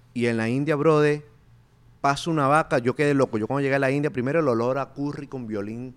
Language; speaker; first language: Spanish; native; Spanish